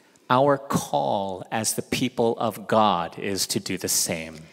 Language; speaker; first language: English; early bilingual, other home language; Korean